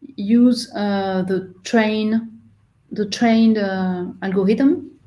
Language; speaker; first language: English; non-native, fluent; French